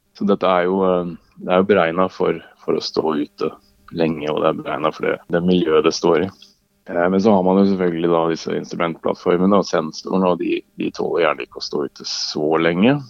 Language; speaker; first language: Norwegian; native; Norwegian